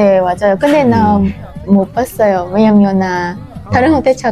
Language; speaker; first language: Korean; non-native, learner; Hmong